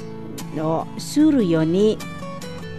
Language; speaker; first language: Japanese; non-native, fluent; Indonesian